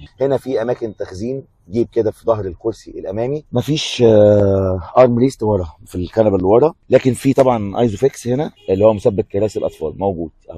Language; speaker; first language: Arabic; native; Arabic